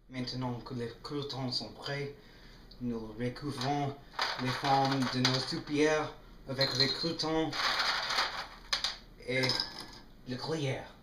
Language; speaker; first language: French; non-native, learner; English